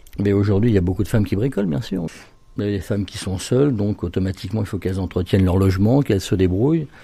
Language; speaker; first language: French; native; French